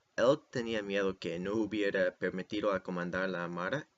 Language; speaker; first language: Spanish; non-native, learner; English